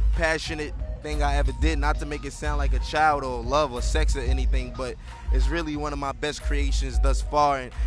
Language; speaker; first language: English; native; English